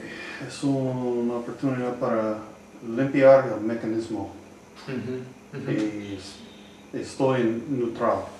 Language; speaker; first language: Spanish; non-native, learner; English